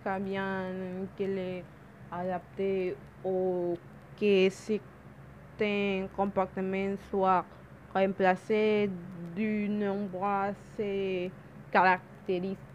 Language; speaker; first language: French; non-native, learner; Spanish